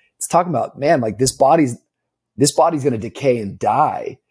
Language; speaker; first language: English; native; English